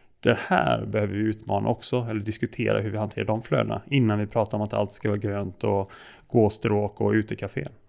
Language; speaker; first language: Swedish; native; Swedish